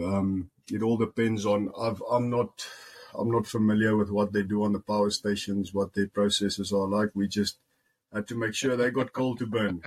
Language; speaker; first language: English; non-native, local second language; Afrikaans